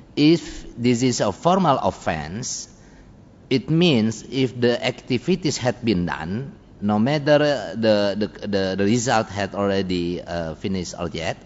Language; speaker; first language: English; non-native, fluent; Indonesian